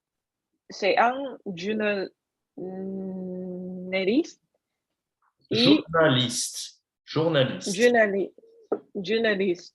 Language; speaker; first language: French; non-native, learner; Chinese